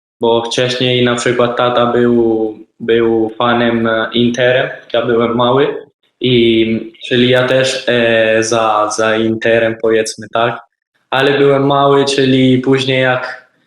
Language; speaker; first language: Polish; early bilingual, heritage; Polish